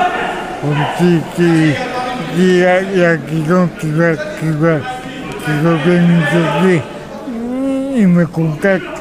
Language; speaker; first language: French; early bilingual, other home language; Gujarati